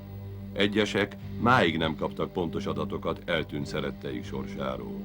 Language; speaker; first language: Hungarian; native; Hungarian